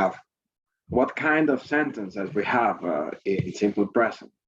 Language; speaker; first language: English; non-native, fluent; Spanish